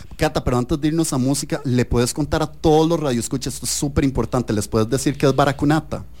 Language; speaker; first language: Spanish; early bilingual, other home language; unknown